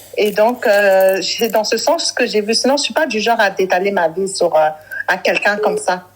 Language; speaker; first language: French; early bilingual, other home language; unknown